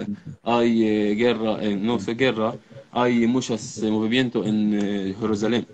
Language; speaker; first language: Spanish; non-native, learner; Arabic